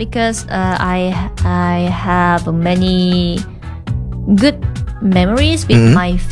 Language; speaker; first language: English; non-native, learner; Indonesian